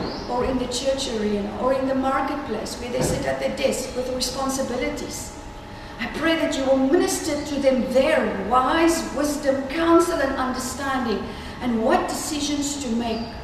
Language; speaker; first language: English; non-native, local second language; Afrikaans